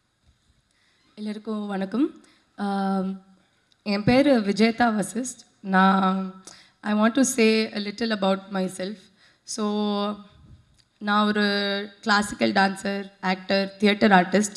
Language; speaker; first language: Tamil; non-native, learner; Kannada